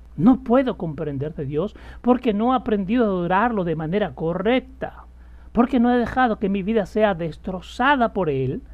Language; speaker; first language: Spanish; native; Spanish